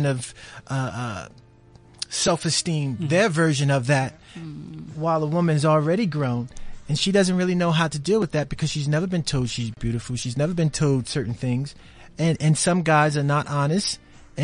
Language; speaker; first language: English; native; English